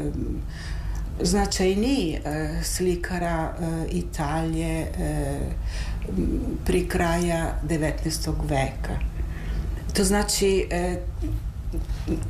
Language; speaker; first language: Serbian; non-native, fluent; Italian